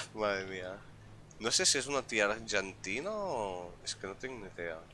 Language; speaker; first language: Spanish; non-native, local second language; Catalan